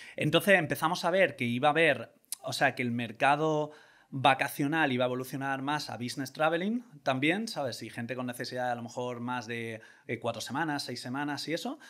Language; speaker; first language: Spanish; native; Spanish